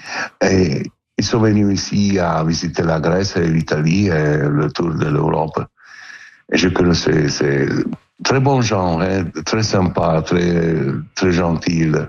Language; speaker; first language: French; non-native, learner; Italian